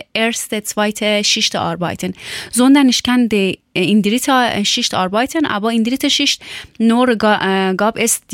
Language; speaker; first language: German; non-native, learner; Persian